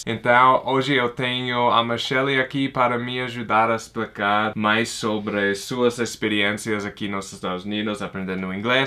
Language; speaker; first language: Portuguese; non-native, fluent; English